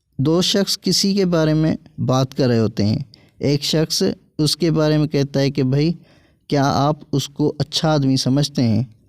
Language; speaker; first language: Urdu; native; Urdu